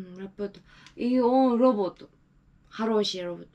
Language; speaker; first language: Russian; non-native, learner; Japanese